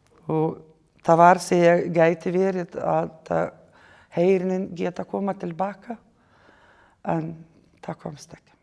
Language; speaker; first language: Icelandic; non-native, learner; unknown